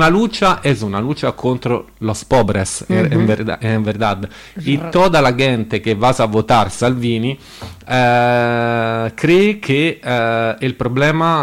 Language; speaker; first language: Spanish; non-native, learner; Italian